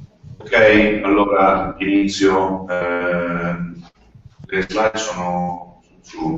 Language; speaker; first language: Italian; native; Italian